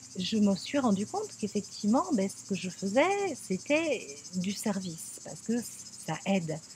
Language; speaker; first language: French; native; French